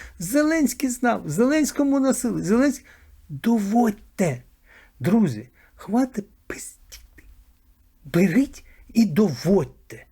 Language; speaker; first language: Ukrainian; native; Ukrainian